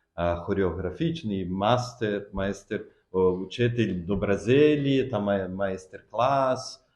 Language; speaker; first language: Ukrainian; early bilingual, heritage; Portuguese